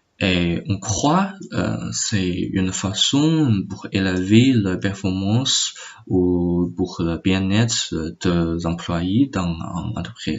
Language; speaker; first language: French; non-native, learner; Chinese